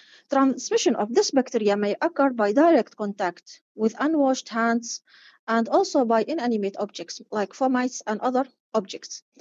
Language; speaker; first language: English; non-native, fluent; Arabic